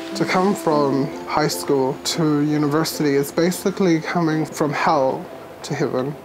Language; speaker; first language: English; native; English